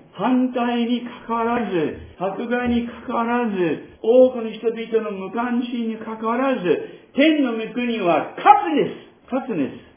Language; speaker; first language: Japanese; non-native, fluent; English